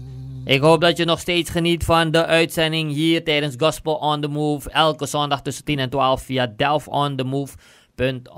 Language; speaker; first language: Dutch; native; Dutch